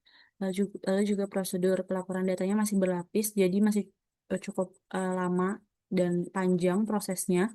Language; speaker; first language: Indonesian; native; Indonesian